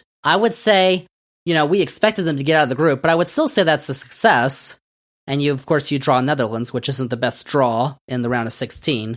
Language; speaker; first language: English; native; English